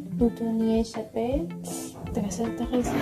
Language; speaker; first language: French; non-native, learner; Spanish